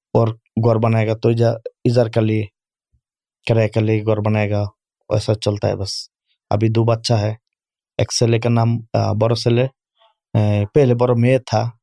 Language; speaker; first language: Urdu; non-native, learner; Bangla